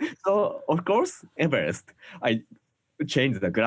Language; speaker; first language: English; non-native, learner; Japanese